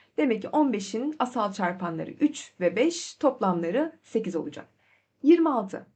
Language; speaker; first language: Turkish; native; Turkish